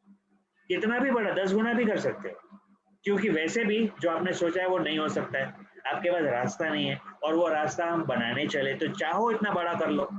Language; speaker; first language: Hindi; native; Hindi